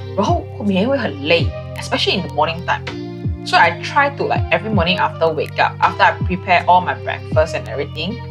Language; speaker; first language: English; non-native, local second language; Chinese